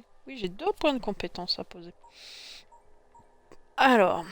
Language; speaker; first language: French; native; French